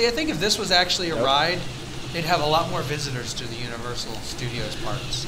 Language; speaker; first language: English; native; English